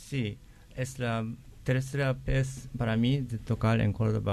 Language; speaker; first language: Spanish; non-native, learner; Japanese